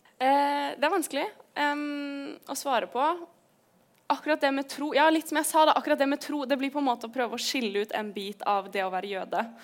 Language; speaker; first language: Norwegian; native; Norwegian